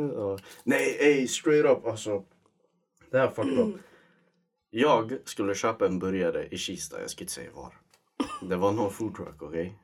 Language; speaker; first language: Swedish; native; Swedish